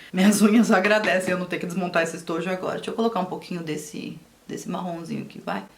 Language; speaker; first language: Portuguese; native; Portuguese